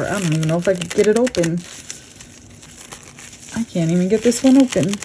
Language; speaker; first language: English; native; English